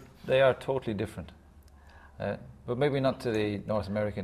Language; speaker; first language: English; native; English